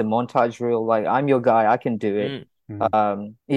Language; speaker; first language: English; non-native, local second language; Malay